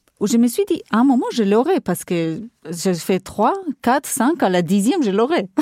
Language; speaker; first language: French; non-native, fluent; Portuguese